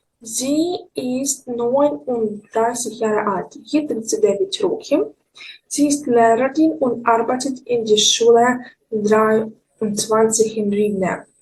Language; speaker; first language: German; non-native, fluent; Ukrainian